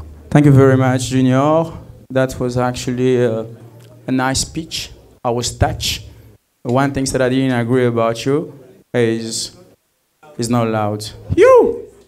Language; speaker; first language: English; non-native, fluent; French